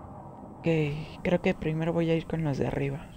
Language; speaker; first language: Spanish; native; Spanish